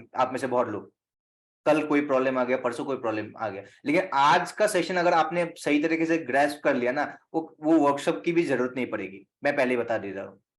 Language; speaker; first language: Hindi; non-native, local second language; Assamese